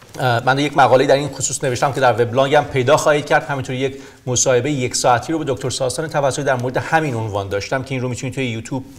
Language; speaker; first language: Persian; non-native, local second language; Armenian